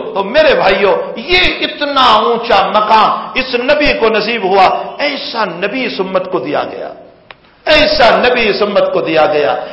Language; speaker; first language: Urdu; non-native, local second language; Gujarati